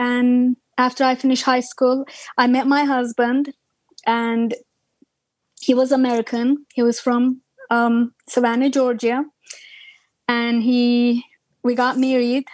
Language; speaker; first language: English; non-native, fluent; Turkish